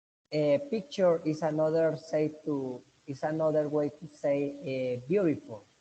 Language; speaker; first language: English; non-native, learner; Spanish